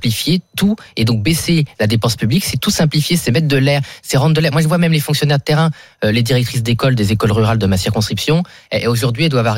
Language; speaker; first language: French; native; French